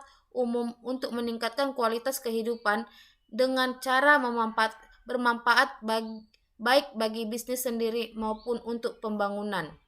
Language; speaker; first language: Indonesian; native; Indonesian